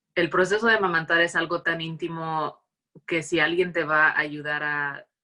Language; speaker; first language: Spanish; early bilingual, heritage; Spanish